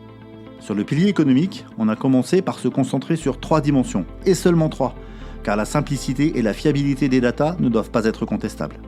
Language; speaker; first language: French; native; French